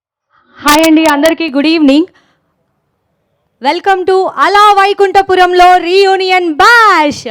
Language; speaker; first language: Telugu; native; Telugu